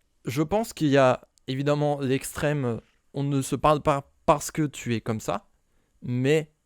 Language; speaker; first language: French; native; French